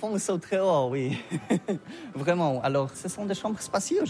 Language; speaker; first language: French; non-native, learner; Polish